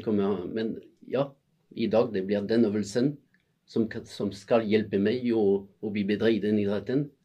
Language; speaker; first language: Norwegian; non-native, fluent; French